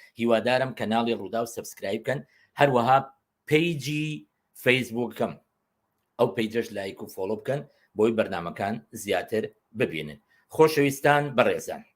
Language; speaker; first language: Central Kurdish; native; Central Kurdish